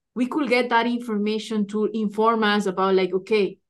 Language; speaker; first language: English; non-native, fluent; Spanish